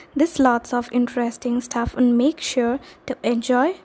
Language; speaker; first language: English; non-native, local second language; Telugu